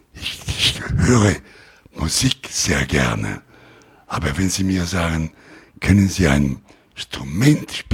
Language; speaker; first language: German; non-native, learner; Italian